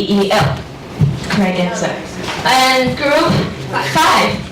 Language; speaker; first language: English; non-native, learner; Chinese